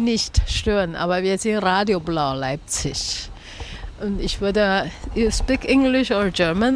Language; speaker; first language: German; non-native, learner; Chinese